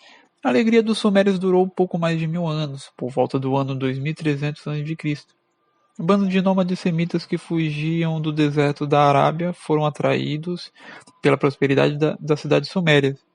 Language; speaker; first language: Portuguese; native; Portuguese